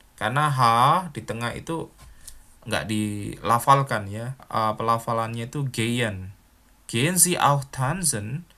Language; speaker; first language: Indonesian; native; Indonesian